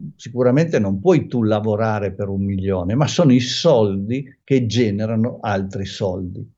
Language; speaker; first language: Italian; native; Italian